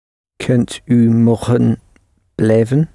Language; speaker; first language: Dutch; non-native, learner; English